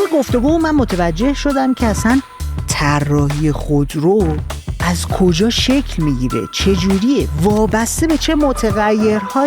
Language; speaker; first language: Persian; native; Persian